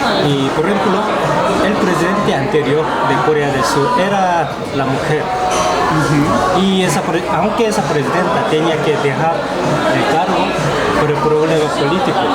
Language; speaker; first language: Spanish; non-native, fluent; Korean